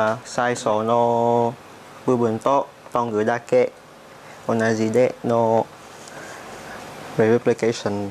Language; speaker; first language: Japanese; non-native, learner; Vietnamese